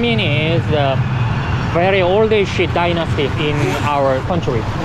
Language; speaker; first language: English; non-native, learner; Korean